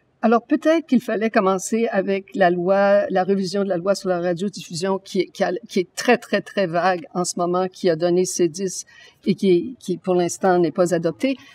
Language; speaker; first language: French; native; French